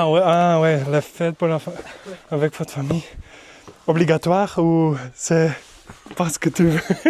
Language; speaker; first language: French; non-native, local second language; Dutch